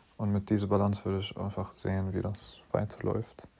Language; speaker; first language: German; non-native, fluent; English